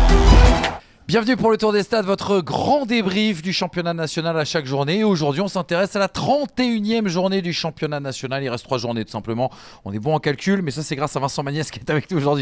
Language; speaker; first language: French; native; French